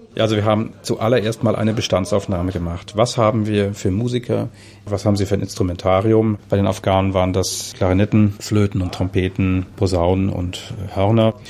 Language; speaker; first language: German; native; German